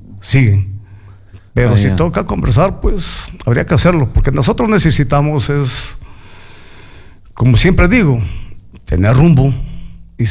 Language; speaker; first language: Spanish; native; Spanish